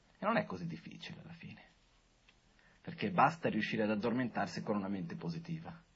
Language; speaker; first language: Italian; non-native, fluent; Portuguese